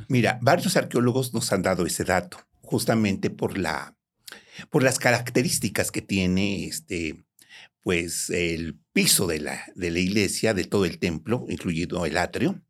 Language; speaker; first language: Spanish; native; Spanish